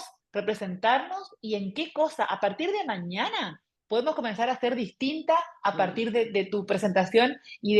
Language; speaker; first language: Spanish; native; Spanish